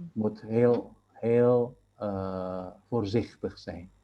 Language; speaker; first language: Dutch; non-native, fluent; Indonesian